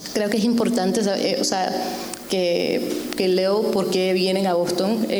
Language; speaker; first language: Spanish; early bilingual, other home language; English